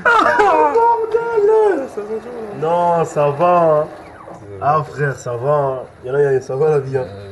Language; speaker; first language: French; native; French